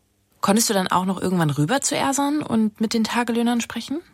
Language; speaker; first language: German; native; German